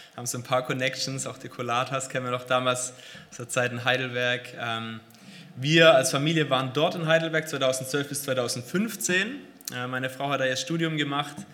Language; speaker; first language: German; native; German